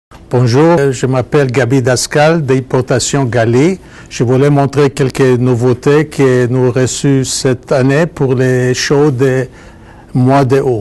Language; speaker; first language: French; non-native, fluent; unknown